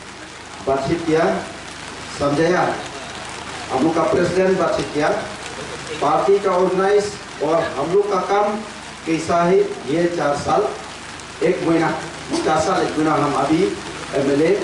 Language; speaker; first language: Hindi; non-native, local second language; Khasi